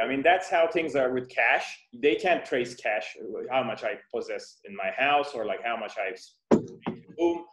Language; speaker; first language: English; non-native, fluent; Turkish